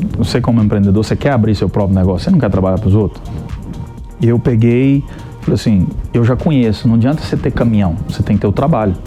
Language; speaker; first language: Portuguese; native; Portuguese